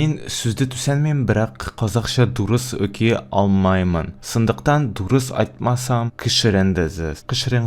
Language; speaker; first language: Kazakh; non-native, learner; Tatar